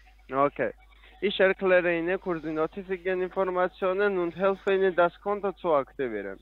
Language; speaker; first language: German; non-native, learner; Italian